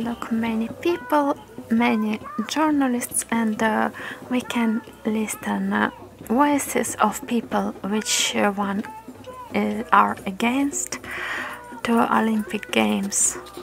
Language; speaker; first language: English; non-native, learner; Russian